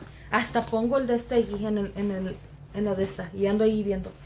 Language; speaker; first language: Spanish; early bilingual, heritage; Spanish